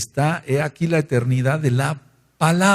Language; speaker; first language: Spanish; native; Spanish